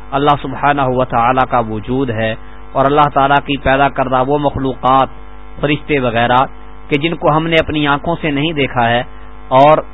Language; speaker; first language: Urdu; non-native, local second language; Punjabi